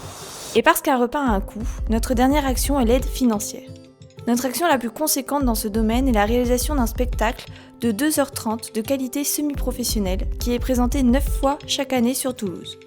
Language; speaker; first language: French; native; French